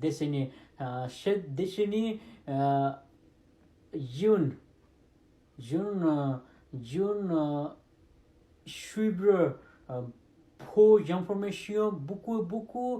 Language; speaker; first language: French; non-native, learner; Nepali